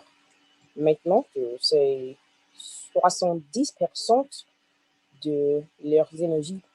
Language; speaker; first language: French; non-native, learner; English